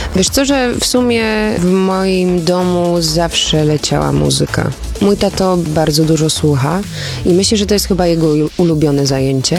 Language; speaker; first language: Polish; early bilingual, heritage; Polish